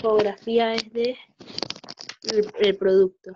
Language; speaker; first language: Spanish; native; Spanish